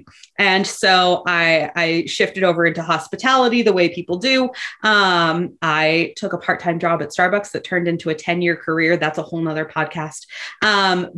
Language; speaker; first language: English; native; English